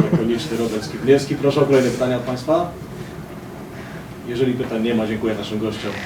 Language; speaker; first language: Polish; native; Polish